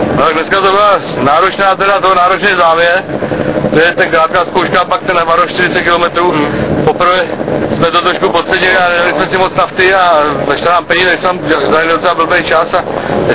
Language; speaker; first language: Czech; native; Czech